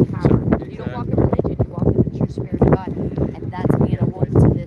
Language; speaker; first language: English; native; English